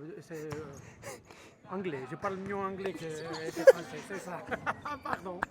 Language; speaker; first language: French; non-native, learner; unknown